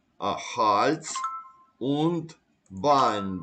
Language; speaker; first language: German; non-native, learner; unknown